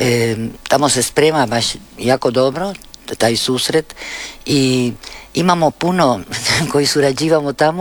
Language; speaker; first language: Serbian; early bilingual, heritage; Spanish